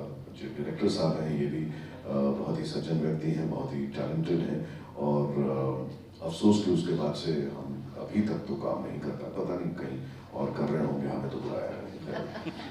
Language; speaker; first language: Hindi; native; Hindi